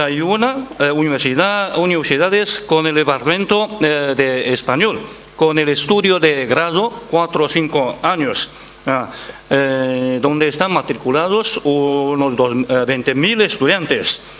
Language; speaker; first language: Spanish; non-native, fluent; Chinese